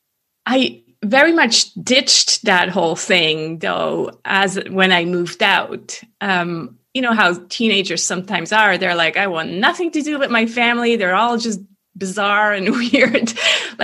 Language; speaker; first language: English; non-native, fluent; Swiss German